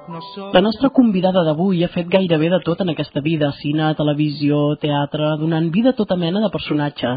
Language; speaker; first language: Catalan; native; Catalan